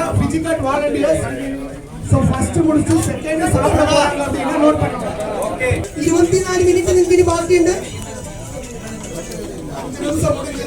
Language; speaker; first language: Tamil; non-native, learner; Malayalam